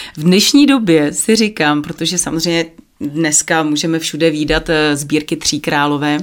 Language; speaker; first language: Czech; native; Czech